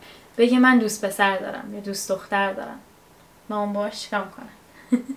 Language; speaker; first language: Persian; native; Persian